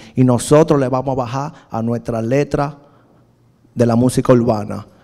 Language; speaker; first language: Spanish; native; Spanish